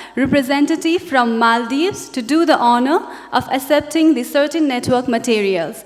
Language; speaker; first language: English; non-native, local second language; Nepali